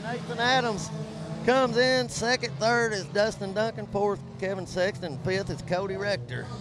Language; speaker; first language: English; native; English